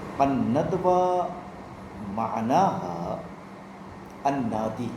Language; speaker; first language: Arabic; non-native, fluent; Urdu